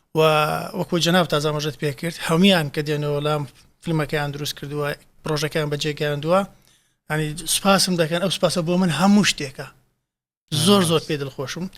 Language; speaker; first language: Central Kurdish; native; Central Kurdish